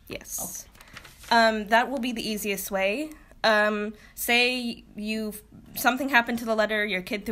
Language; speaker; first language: English; early bilingual, other home language; Arabic